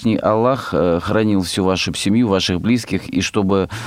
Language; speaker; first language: Russian; native; Russian